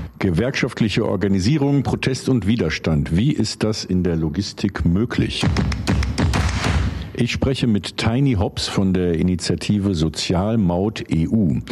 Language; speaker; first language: German; native; German